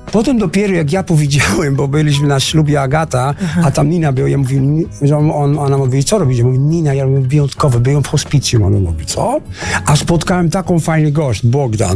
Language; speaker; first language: Polish; non-native, fluent; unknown